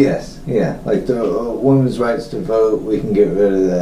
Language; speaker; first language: English; native; English